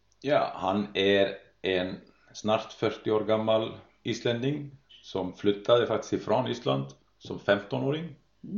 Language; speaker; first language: Swedish; non-native, fluent; Icelandic